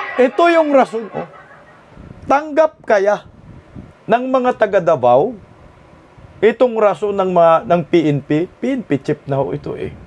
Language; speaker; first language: Filipino; non-native, local second language; Cebuano